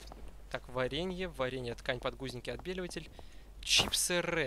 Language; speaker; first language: Russian; native; Russian